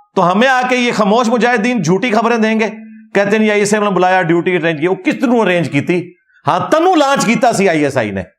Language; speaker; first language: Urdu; non-native, local second language; Punjabi